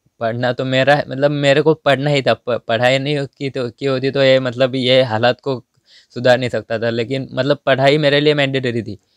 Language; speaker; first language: Hindi; non-native, local second language; Marathi